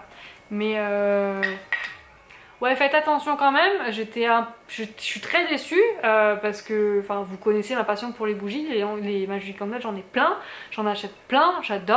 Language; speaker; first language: French; native; French